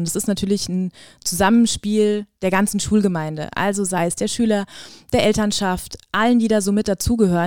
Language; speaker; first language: German; native; German